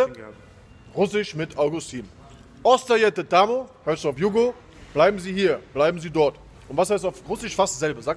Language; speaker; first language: German; native; German